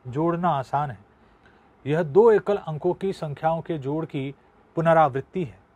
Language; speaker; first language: Hindi; non-native, local second language; Marathi